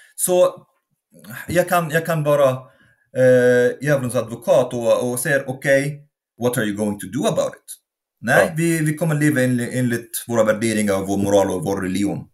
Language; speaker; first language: Swedish; non-native, fluent; Arabic